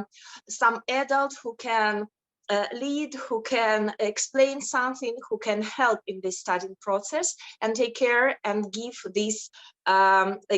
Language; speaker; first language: English; non-native, fluent; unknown